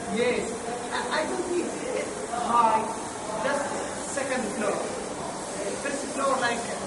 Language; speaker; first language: English; non-native, learner; Arabic